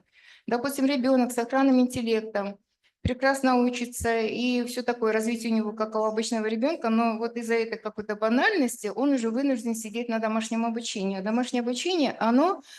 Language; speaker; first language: Russian; native; Russian